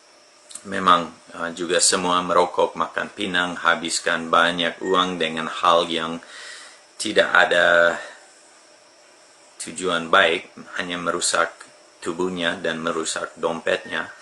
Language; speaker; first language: Indonesian; non-native, fluent; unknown